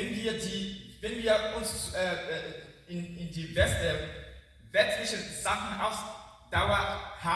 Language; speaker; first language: German; non-native, learner; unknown